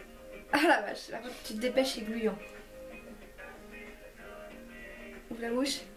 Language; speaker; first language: French; early bilingual, other home language; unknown